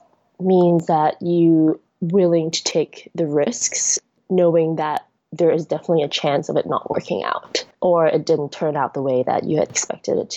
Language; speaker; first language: English; non-native, local second language; Cantonese